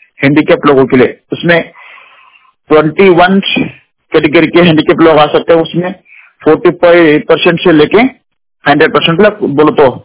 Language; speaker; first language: Hindi; non-native, local second language; Kannada